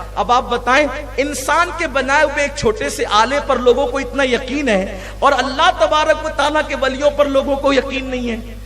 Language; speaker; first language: Urdu; native; Urdu